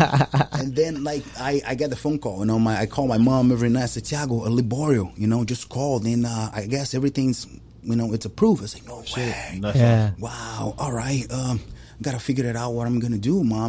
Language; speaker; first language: English; non-native, fluent; Portuguese